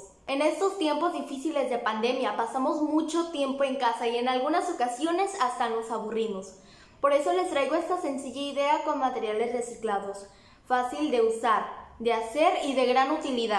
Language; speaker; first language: Spanish; native; Spanish